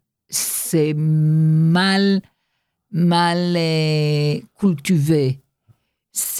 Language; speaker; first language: French; non-native, learner; Hebrew